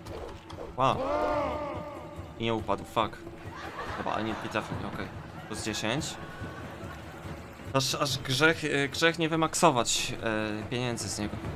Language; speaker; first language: Polish; native; Polish